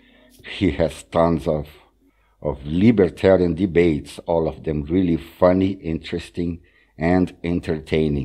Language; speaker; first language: English; non-native, fluent; Portuguese